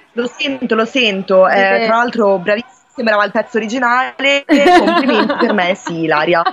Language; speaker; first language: Italian; native; Italian